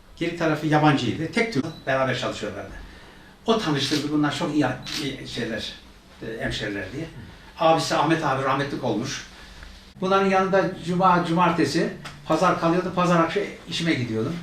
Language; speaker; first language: Turkish; native; Turkish